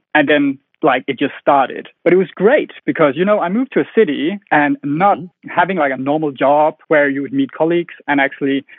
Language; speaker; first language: English; non-native, fluent; Danish